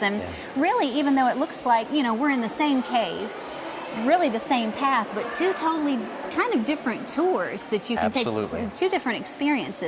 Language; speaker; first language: English; native; English